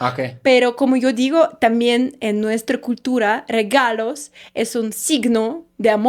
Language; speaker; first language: Spanish; non-native, fluent; Russian